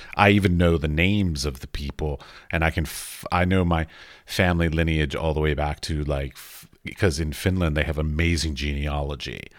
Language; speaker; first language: English; native; English